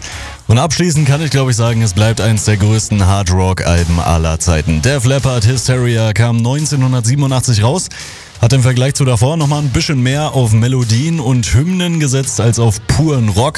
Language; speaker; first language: German; native; German